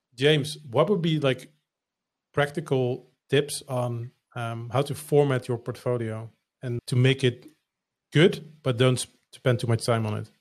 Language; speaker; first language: English; non-native, fluent; Dutch